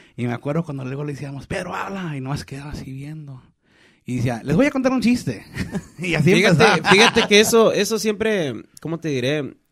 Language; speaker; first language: Spanish; native; Spanish